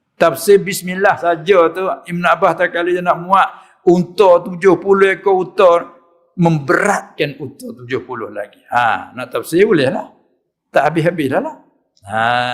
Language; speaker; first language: Malay; native; Malay